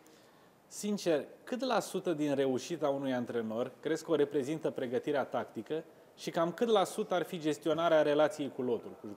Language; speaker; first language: Romanian; native; Romanian